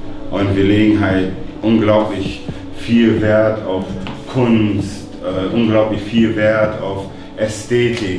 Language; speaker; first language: German; native; German